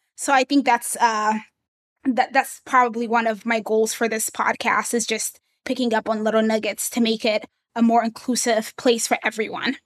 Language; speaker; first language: English; early bilingual, other home language; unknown